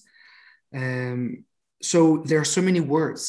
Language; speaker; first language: English; non-native, fluent; Greek